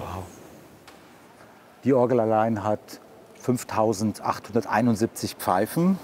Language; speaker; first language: German; native; German